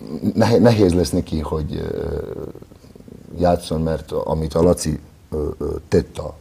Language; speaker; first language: Hungarian; non-native, fluent; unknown